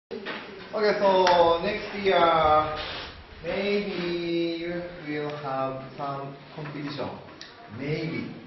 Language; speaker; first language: English; non-native, learner; Japanese